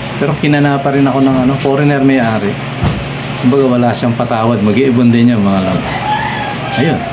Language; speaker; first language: Filipino; non-native, local second language; Pampanga